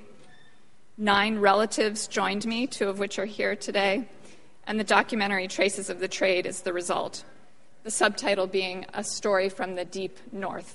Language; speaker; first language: English; native; English